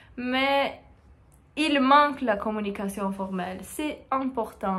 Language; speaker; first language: French; non-native, learner; Portuguese